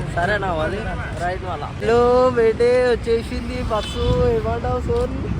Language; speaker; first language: Telugu; non-native, local second language; Marathi